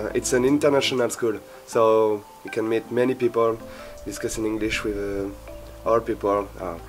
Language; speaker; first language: English; non-native, learner; French